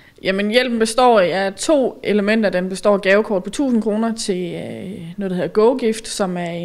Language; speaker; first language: Danish; native; Danish